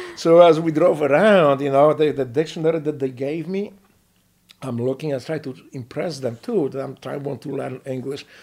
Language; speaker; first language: English; non-native, fluent; Polish